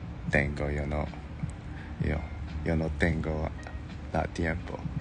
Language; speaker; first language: Spanish; non-native, learner; Korean